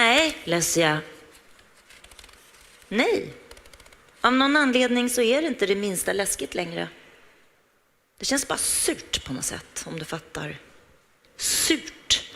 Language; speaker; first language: Swedish; native; Swedish